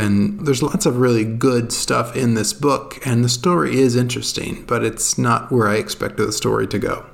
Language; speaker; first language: English; native; English